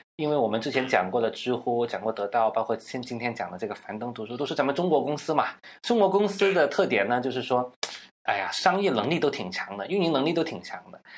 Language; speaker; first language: Chinese; non-native, local second language; Cantonese